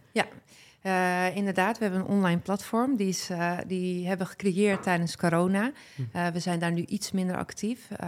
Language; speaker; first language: Dutch; early bilingual, other home language; Arabic